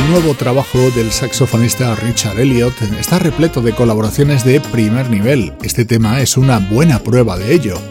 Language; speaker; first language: Spanish; native; Spanish